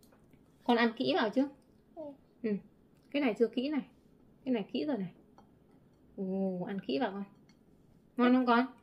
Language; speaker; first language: Vietnamese; native; Vietnamese